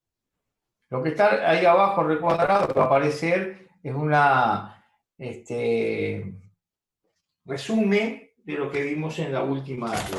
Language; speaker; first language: Spanish; native; Spanish